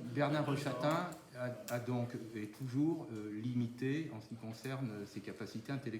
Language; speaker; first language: French; native; French